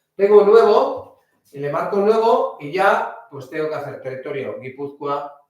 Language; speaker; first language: Spanish; native; Spanish